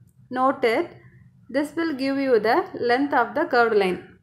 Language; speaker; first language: English; non-native, local second language; Tamil